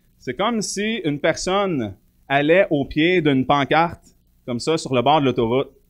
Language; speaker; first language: French; native; French